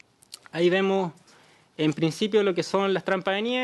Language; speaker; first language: Spanish; native; Spanish